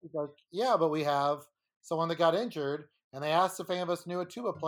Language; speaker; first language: English; native; English